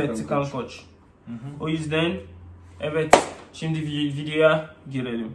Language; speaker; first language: Turkish; non-native, learner; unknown